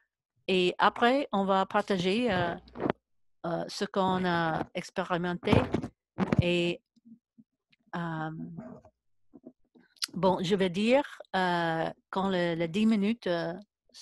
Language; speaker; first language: French; non-native, learner; English